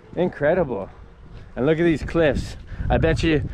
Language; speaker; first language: English; non-native, fluent; Croatian